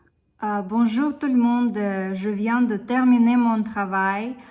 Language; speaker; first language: French; non-native, fluent; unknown